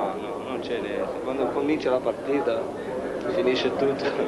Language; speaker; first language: Italian; non-native, fluent; Portuguese